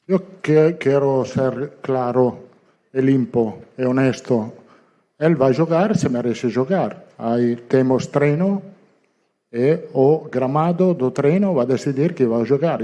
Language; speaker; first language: Portuguese; non-native, learner; Italian